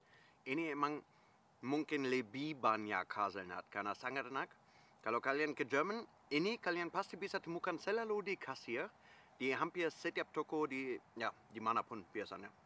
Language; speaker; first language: Indonesian; non-native, fluent; German